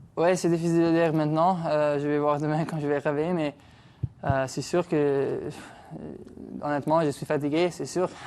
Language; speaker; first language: French; non-native, local second language; English